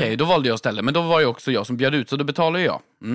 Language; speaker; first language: Swedish; native; Swedish